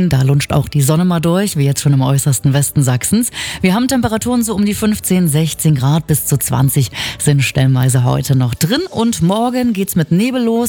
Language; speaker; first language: German; native; German